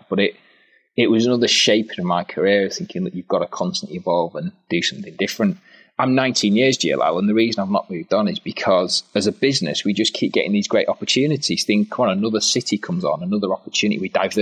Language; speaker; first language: English; native; English